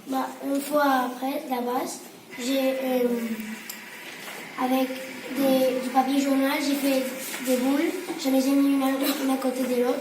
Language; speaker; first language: French; non-native, local second language; Spanish